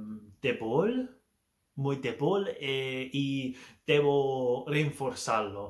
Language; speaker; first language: Spanish; non-native, learner; English